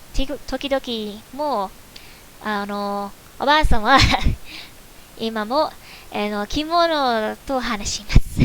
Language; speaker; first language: Japanese; non-native, learner; English